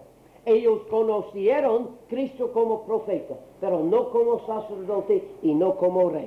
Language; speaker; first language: Spanish; non-native, learner; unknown